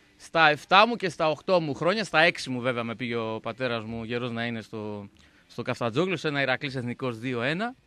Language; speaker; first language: Greek; native; Greek